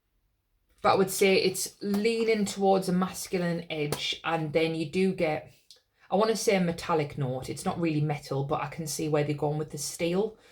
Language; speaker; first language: English; native; English